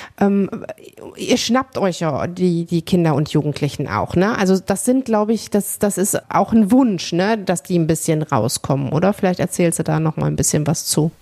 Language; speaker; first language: German; native; German